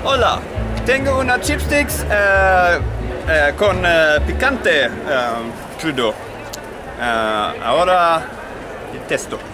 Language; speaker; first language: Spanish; non-native, learner; Swedish